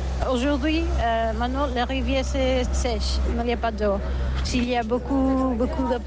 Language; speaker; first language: French; non-native, learner; Catalan